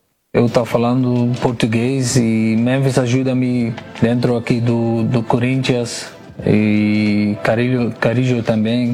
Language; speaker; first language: Portuguese; non-native, learner; Spanish